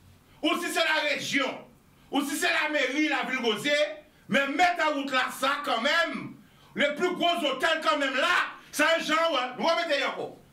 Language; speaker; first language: French; non-native, local second language; Guadeloupean Creole French